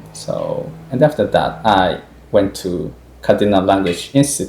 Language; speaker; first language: English; non-native, fluent; Japanese